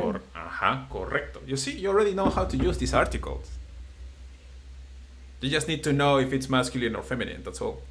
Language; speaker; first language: English; non-native, fluent; Spanish